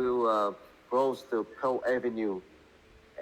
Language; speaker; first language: English; non-native, learner; Vietnamese